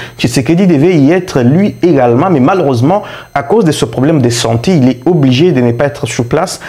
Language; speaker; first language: French; non-native, local second language; Luba-Lulua